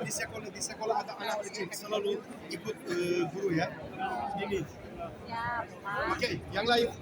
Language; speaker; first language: Indonesian; non-native, learner; Turkish